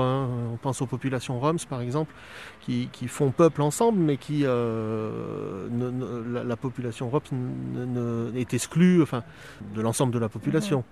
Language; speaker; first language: French; native; French